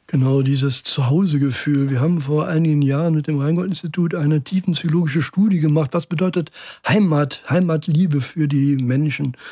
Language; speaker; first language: German; native; German